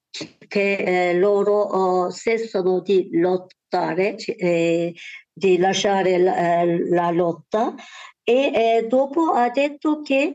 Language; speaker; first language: Italian; non-native, learner; Turkish